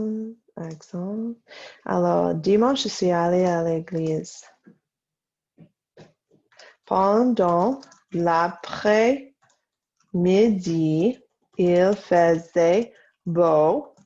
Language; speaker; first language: French; non-native, fluent; English